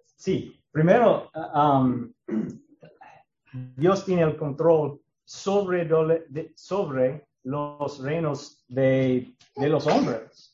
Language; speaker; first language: Spanish; non-native, learner; English